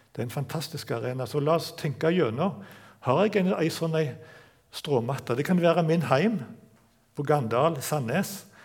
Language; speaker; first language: Norwegian; native; Norwegian